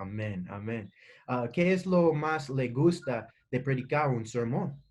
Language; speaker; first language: Spanish; non-native, learner; English